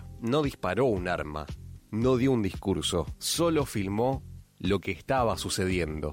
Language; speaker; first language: Spanish; native; Spanish